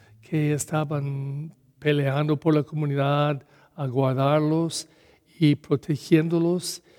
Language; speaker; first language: Spanish; non-native, learner; English